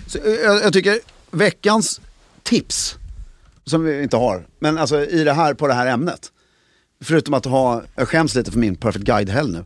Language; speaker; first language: Swedish; native; Swedish